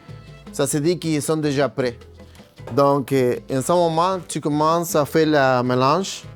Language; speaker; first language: French; non-native, fluent; Spanish